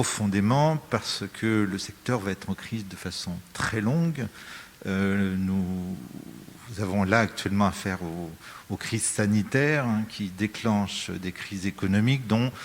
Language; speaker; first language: French; native; French